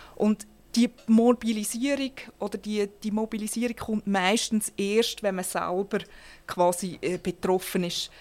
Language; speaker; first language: German; native; German